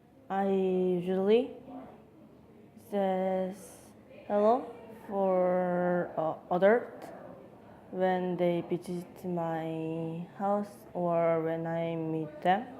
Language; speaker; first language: English; non-native, learner; Korean